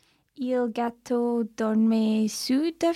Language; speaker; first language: Italian; non-native, learner; English